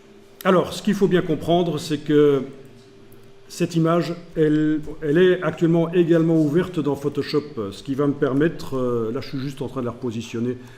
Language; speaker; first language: French; native; French